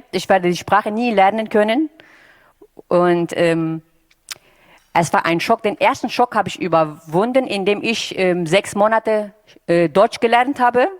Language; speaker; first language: German; non-native, fluent; Turkish